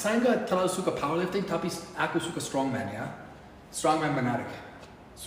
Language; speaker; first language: Indonesian; non-native, fluent; English